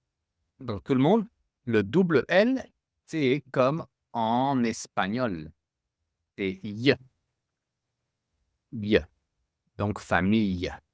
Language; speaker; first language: French; non-native, fluent; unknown